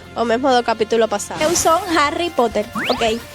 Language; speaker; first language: Galician; non-native, learner; Spanish